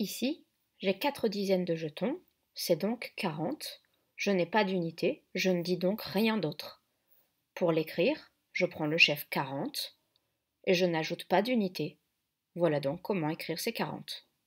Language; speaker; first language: French; native; French